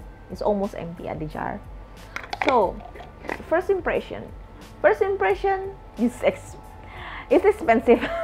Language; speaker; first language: English; non-native, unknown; Indonesian